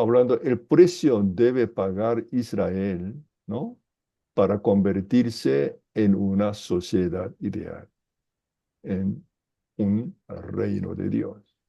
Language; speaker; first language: Spanish; non-native, fluent; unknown